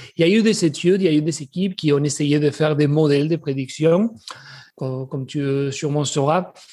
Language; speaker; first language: French; non-native, fluent; Spanish